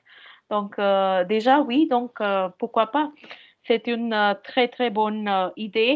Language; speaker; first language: French; non-native, fluent; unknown